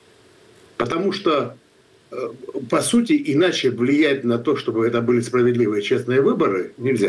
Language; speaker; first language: Russian; non-native, fluent; Georgian